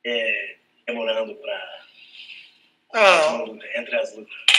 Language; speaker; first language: Portuguese; non-native, fluent; English